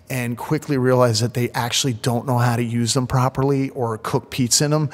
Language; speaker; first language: English; native; English